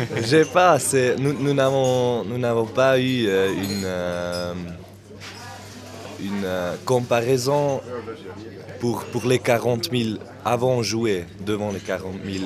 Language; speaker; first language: French; non-native, local second language; German